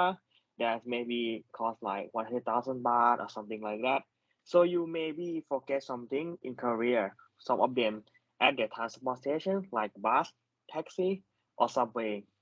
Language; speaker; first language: English; non-native, learner; Thai